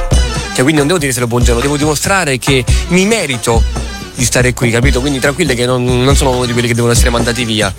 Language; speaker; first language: Italian; early bilingual, other home language; Arabic